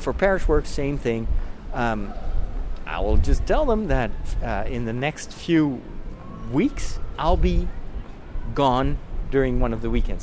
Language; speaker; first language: English; non-native, fluent; Dutch